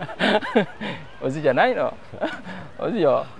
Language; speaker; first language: Japanese; non-native, fluent; Khmer